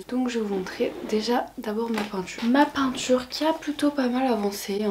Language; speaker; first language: French; native; French